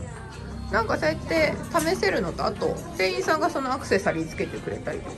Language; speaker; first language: Japanese; native; Japanese